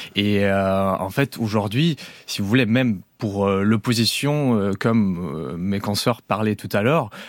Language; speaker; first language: French; non-native, fluent; Russian